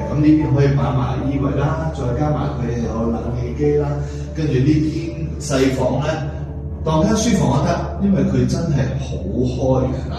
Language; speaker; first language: Cantonese; native; Cantonese